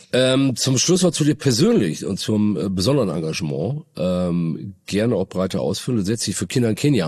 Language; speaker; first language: German; native; German